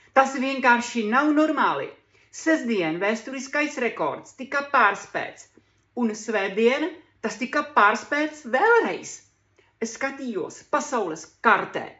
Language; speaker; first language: Latvian; non-native, learner; Czech